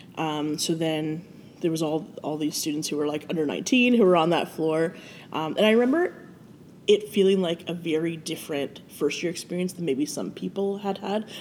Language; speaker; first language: English; native; English